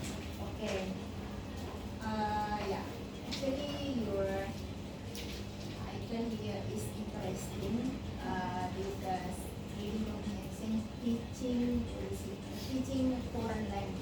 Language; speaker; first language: English; non-native, fluent; Indonesian